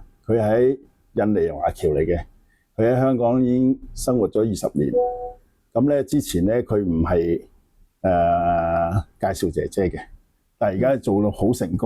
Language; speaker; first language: Cantonese; native; Cantonese